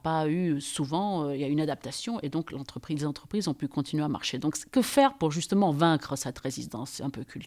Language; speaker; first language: French; native; French